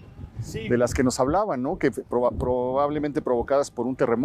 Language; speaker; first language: Spanish; native; Spanish